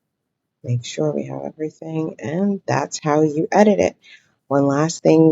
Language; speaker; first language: English; native; English